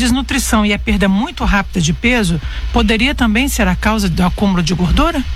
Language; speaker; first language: Portuguese; native; Portuguese